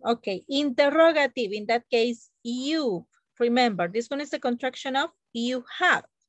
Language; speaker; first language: English; non-native, learner; Spanish